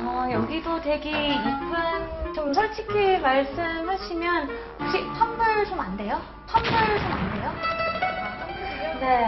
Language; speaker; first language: Korean; non-native, learner; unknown